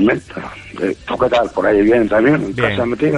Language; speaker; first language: Spanish; native; Spanish